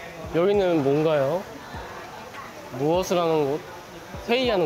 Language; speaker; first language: Korean; native; Korean